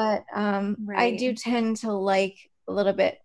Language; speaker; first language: English; native; English